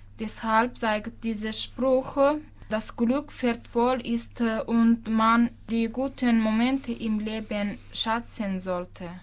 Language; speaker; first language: German; non-native, fluent; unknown